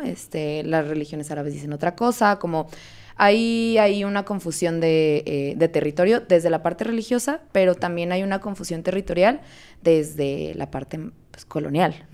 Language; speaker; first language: Spanish; native; Spanish